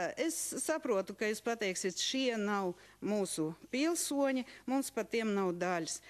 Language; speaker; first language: Latvian; non-native, local second language; Russian